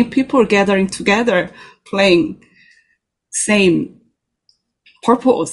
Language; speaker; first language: English; non-native, learner; Korean